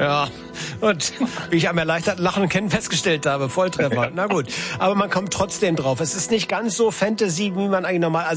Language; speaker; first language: German; native; German